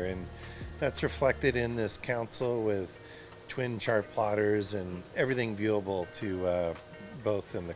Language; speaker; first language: English; native; English